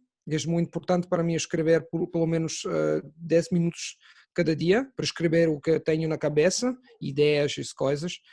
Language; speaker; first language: Portuguese; non-native, fluent; Italian